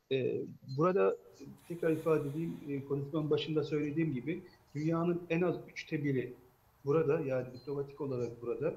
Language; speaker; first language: Turkish; native; Turkish